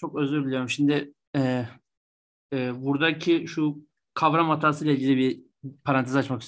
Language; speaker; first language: Turkish; native; Turkish